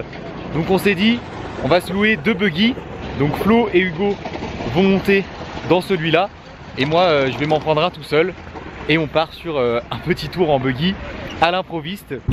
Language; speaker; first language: French; native; French